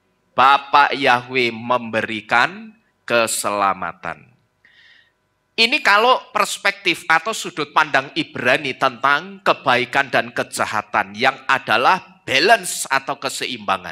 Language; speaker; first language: Indonesian; native; Indonesian